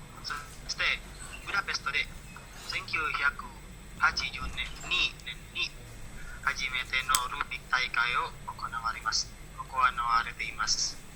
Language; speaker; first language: Japanese; non-native, learner; Indonesian